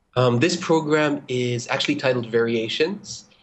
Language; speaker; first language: English; non-native, fluent; Hebrew